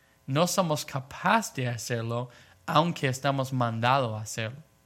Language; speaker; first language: Spanish; non-native, fluent; English